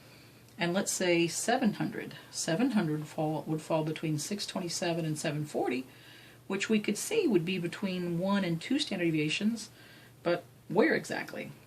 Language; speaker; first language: English; native; English